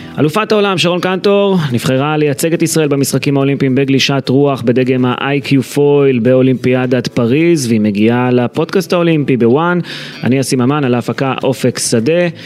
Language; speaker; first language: Hebrew; native; Hebrew